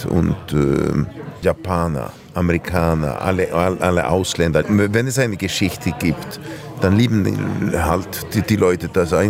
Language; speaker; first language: German; early bilingual, heritage; German